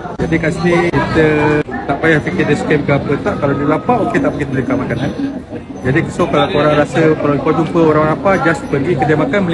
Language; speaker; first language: Malay; native; Malay